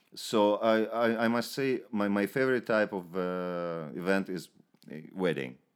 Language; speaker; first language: English; non-native, fluent; Russian